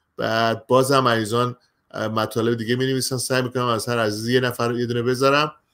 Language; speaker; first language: Persian; native; Persian